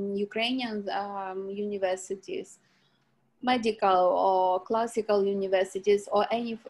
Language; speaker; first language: English; non-native, learner; Ukrainian